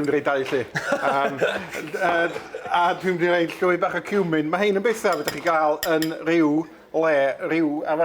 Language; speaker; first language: Welsh; native; Welsh